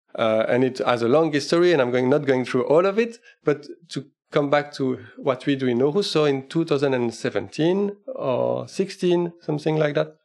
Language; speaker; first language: English; non-native, fluent; French